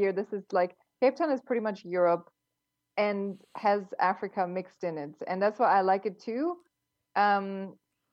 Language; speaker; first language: English; non-native, fluent; German